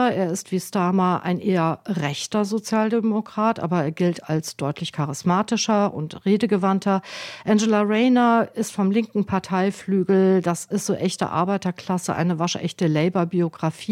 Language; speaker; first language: German; native; German